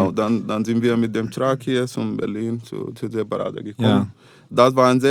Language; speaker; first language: German; non-native, fluent; Arabic